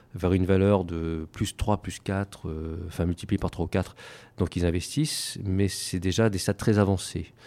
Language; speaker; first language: French; native; French